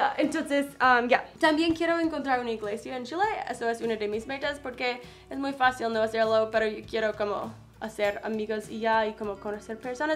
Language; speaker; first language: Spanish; non-native, fluent; English